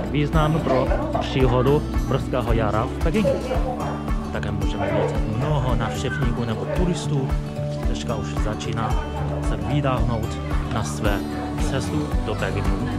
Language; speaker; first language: Czech; non-native, fluent; Chinese